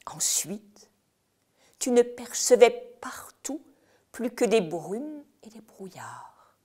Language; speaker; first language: French; native; French